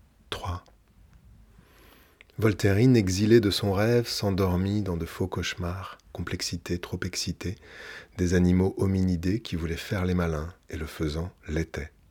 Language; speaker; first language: French; native; French